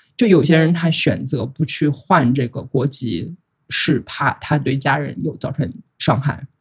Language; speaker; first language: Chinese; non-native, local second language; Uyghur